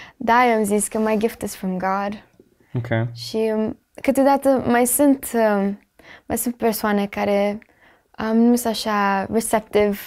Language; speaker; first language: Romanian; early bilingual, heritage; Romanian